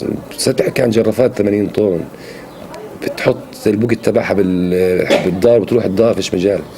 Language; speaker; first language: Arabic; native; Arabic